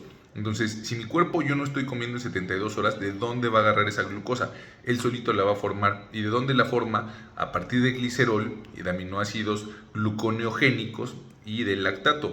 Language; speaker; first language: Spanish; native; Spanish